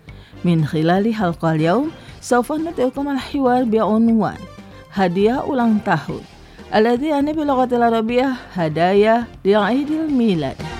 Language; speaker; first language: Arabic; non-native, fluent; Indonesian